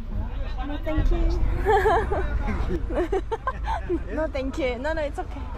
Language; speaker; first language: English; non-native, fluent; Korean